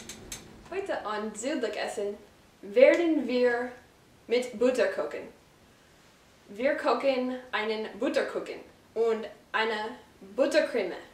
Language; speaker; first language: German; non-native, learner; English